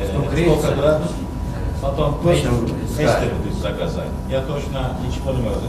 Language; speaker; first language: Russian; non-native, learner; Turkish